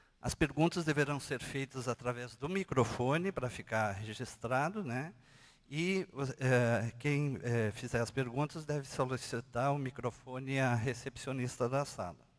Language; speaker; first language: Portuguese; native; Portuguese